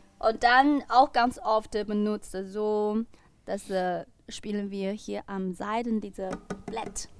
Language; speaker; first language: German; non-native, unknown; Chinese